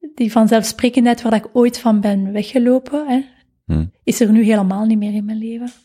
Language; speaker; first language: Dutch; native; Dutch